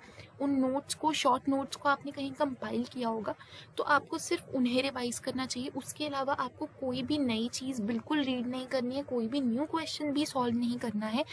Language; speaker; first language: Hindi; native; Hindi